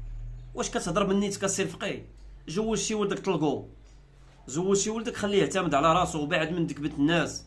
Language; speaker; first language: Arabic; native; Arabic